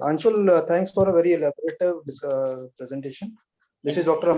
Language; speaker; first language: English; non-native, local second language; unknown